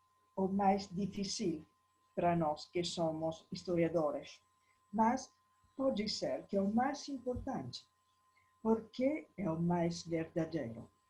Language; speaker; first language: Portuguese; non-native, learner; Italian